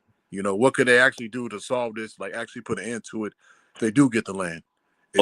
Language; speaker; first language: English; native; English